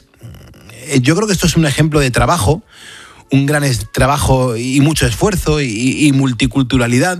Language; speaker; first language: Spanish; native; Spanish